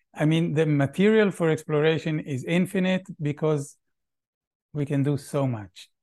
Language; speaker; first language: English; non-native, fluent; Hebrew